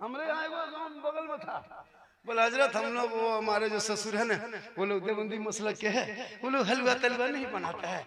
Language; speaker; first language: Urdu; non-native, local second language; Bhojpuri